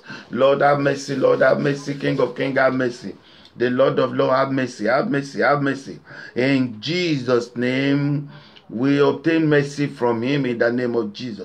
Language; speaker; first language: English; non-native, local second language; Yoruba